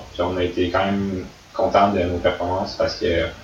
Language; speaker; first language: French; native; French